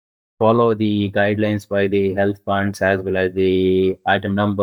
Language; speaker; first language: English; non-native, local second language; Kannada